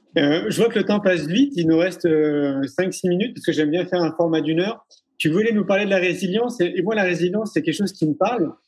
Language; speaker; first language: French; native; French